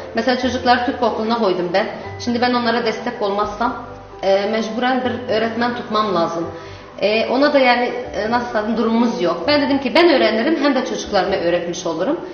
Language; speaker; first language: Turkish; non-native, learner; Arabic